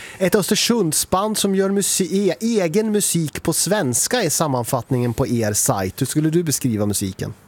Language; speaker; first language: Swedish; native; Swedish